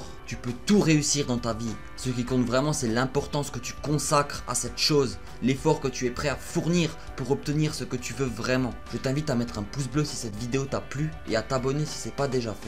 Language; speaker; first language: French; native; French